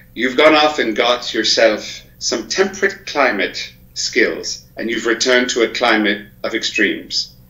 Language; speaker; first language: English; native; English